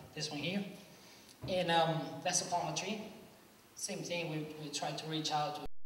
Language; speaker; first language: English; non-native, fluent; Spanish